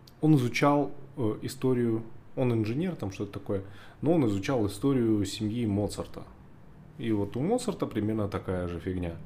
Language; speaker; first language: Russian; native; Russian